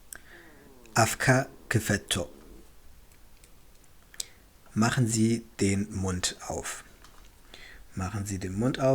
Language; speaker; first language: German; non-native, fluent; Tigrinya